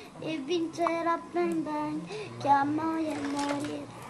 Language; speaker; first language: Italian; non-native, learner; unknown